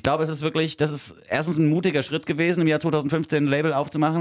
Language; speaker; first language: German; native; German